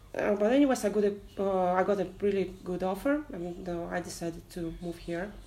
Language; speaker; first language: English; non-native, fluent; Russian